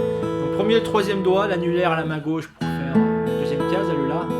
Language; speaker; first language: French; native; French